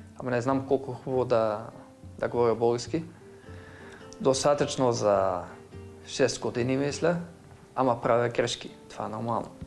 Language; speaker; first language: Bulgarian; non-native, fluent; Dutch